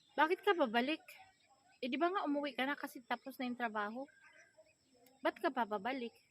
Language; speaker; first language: Filipino; native; Filipino